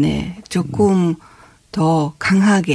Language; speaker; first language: Korean; non-native, fluent; Hungarian